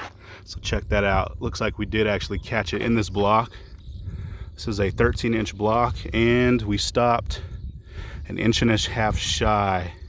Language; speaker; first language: English; native; English